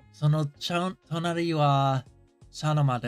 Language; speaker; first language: Japanese; non-native, learner; English